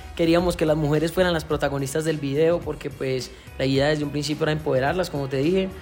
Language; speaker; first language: Spanish; native; Spanish